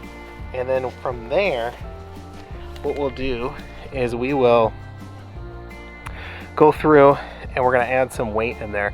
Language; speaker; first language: English; native; English